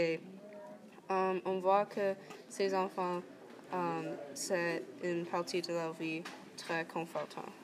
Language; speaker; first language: French; non-native, learner; English